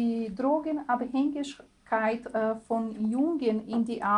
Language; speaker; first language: German; non-native, learner; Portuguese